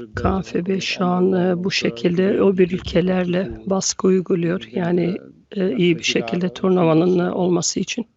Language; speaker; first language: Turkish; early bilingual, heritage; Turkish